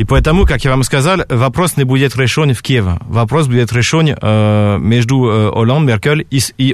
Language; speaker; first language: Russian; non-native, fluent; French